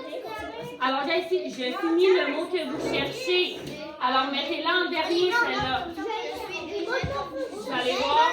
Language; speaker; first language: French; native; French